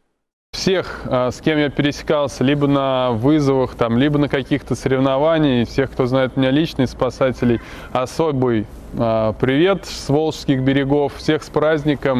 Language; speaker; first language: Russian; native; Russian